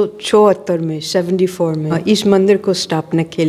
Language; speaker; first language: Hindi; non-native, fluent; English